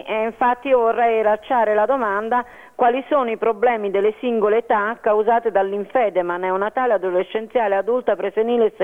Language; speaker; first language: Italian; native; Italian